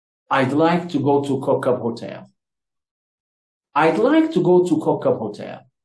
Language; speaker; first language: English; non-native, fluent; Amharic